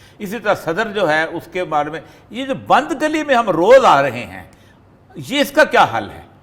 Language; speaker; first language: Urdu; non-native, local second language; Punjabi